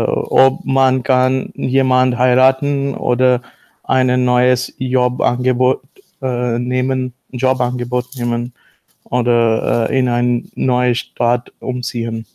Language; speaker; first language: German; non-native, learner; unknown